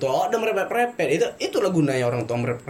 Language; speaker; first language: Indonesian; native; Indonesian